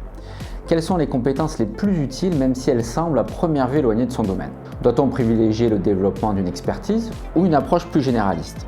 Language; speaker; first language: French; native; French